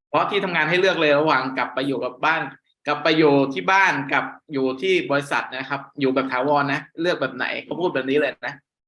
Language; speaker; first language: Thai; native; Thai